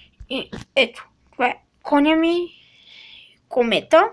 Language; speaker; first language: Bulgarian; native; Bulgarian